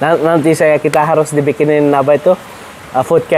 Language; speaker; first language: Indonesian; non-native, learner; Arabic